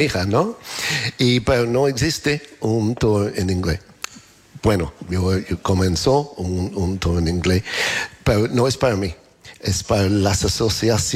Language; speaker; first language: Spanish; non-native, learner; English